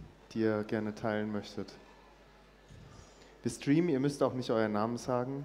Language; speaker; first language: German; native; German